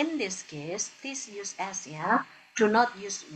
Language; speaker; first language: English; non-native, fluent; Indonesian